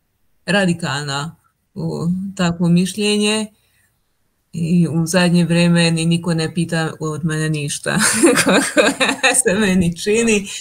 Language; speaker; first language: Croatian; non-native, local second language; Hungarian